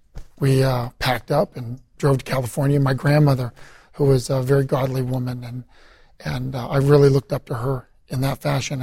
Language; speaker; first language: English; native; English